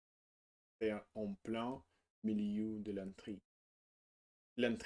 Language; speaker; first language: French; non-native, learner; Russian